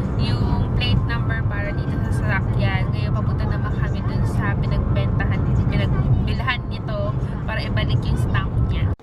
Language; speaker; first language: Filipino; native; Filipino